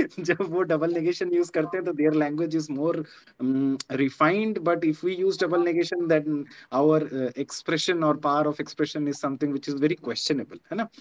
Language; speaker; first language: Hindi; non-native, local second language; Bangla